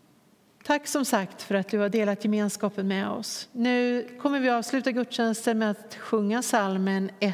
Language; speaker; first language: Swedish; native; Swedish